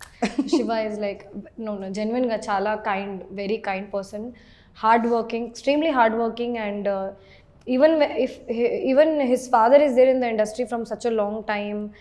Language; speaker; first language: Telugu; non-native, local second language; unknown